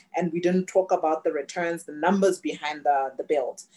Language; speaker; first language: English; non-native, local second language; Tswana